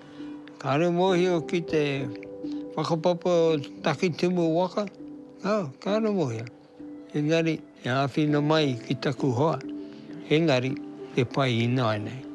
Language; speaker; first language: Māori; non-native, local second language; English